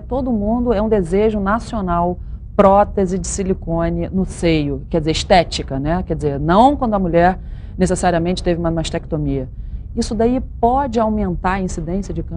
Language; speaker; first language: Portuguese; native; Portuguese